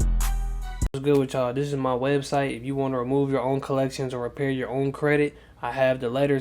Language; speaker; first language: English; native; English